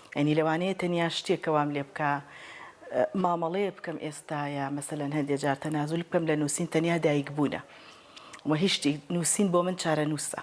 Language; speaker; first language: Central Kurdish; native; Central Kurdish